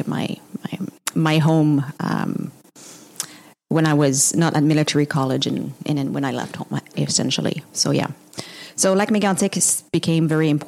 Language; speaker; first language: English; non-native, fluent; French